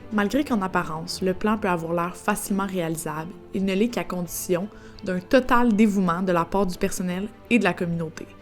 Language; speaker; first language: French; native; French